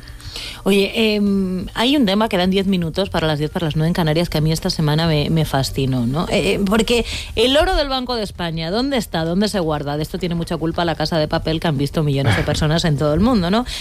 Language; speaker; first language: Spanish; native; Spanish